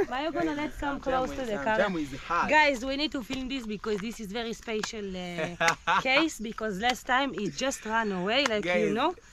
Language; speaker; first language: English; non-native, learner; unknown